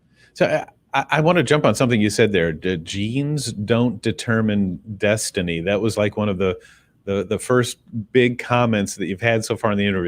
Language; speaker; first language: English; native; English